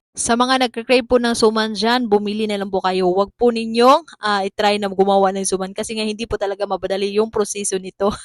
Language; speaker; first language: Filipino; non-native, local second language; Cebuano